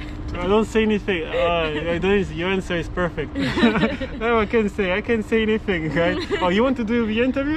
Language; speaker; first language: English; non-native, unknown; French